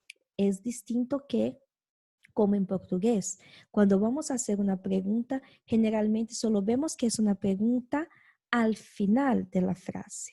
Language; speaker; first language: Spanish; non-native, fluent; Portuguese